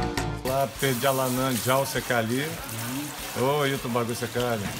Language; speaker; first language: Indonesian; non-native, learner; Portuguese